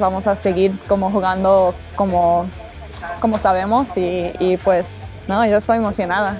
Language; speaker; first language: Spanish; early bilingual, heritage; English